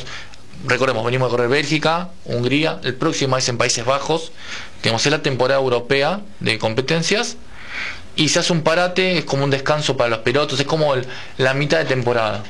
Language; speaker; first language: Spanish; native; Spanish